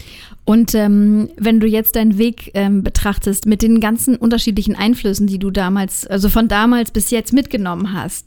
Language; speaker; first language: German; native; German